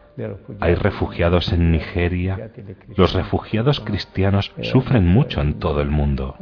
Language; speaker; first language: Spanish; non-native, fluent; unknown